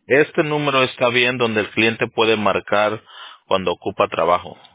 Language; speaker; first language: Spanish; early bilingual, heritage; Spanish